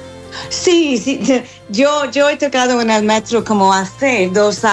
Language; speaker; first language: Spanish; non-native, fluent; English